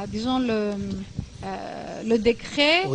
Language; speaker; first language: French; non-native, fluent; Greek